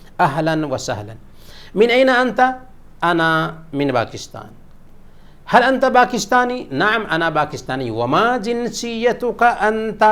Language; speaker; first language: Urdu; native; Urdu